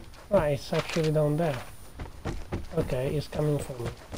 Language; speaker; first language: English; non-native, fluent; Italian